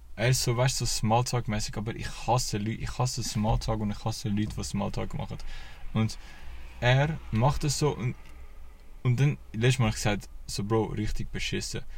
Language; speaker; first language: German; native; German